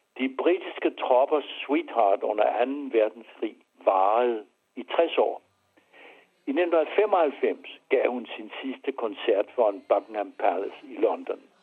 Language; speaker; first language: Danish; early bilingual, other home language; French